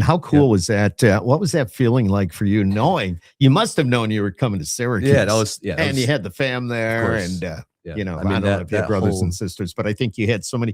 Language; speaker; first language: English; native; English